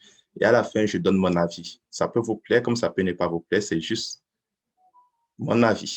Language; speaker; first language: French; native; French